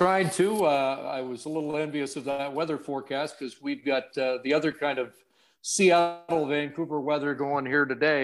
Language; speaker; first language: English; native; English